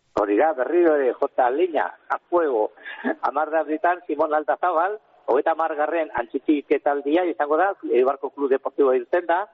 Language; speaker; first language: Basque; native; Basque